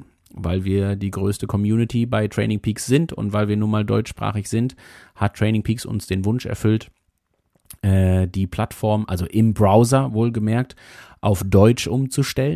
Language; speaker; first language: German; native; German